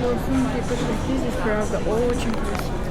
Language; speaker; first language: Russian; native; Russian